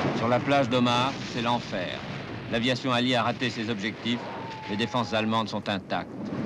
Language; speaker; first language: French; native; French